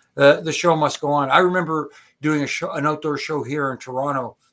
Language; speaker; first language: English; native; English